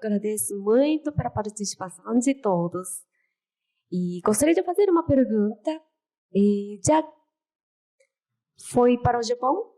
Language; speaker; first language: Portuguese; non-native, learner; Japanese